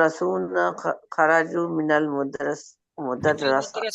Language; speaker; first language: Arabic; non-native, learner; Urdu